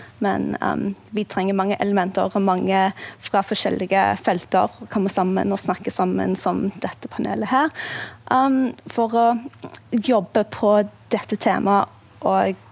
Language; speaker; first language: Norwegian; non-native, fluent; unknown